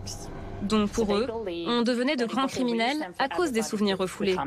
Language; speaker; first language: French; native; French